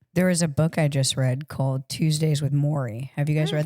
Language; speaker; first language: English; native; English